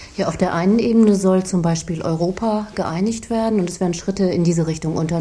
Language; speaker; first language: German; native; German